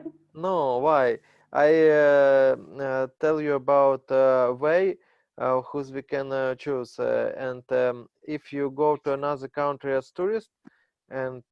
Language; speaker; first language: English; non-native, learner; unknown